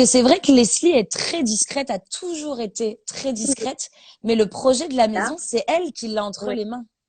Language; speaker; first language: French; native; French